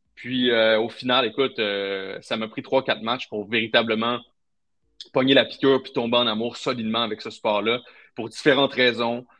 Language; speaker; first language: French; native; French